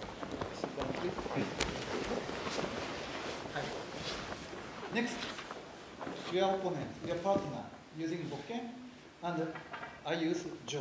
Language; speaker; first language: English; non-native, learner; Japanese